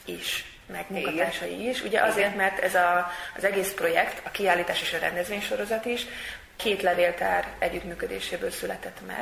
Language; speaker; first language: Hungarian; native; Hungarian